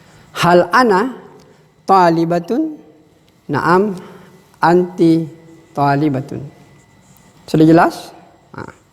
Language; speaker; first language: Arabic; non-native, fluent; Indonesian